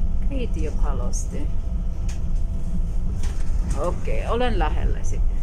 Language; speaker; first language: Finnish; non-native, learner; Filipino